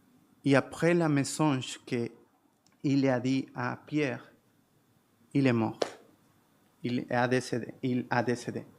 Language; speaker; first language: French; non-native, fluent; Spanish